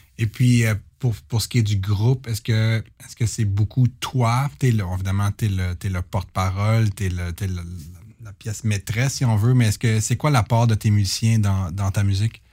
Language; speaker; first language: French; native; French